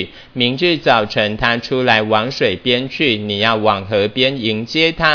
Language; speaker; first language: Chinese; native; Chinese